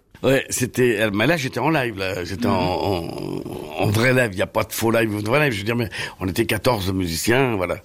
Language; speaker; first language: French; native; French